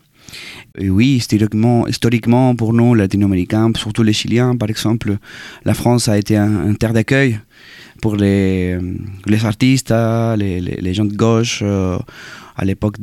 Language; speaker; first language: French; non-native, fluent; Spanish